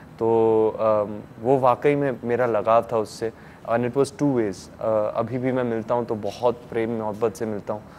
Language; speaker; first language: Hindi; native; Hindi